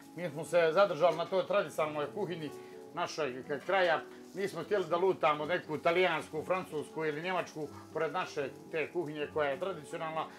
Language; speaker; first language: Serbian; native; Serbian